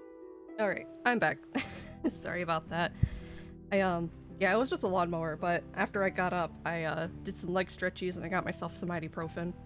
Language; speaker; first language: English; native; English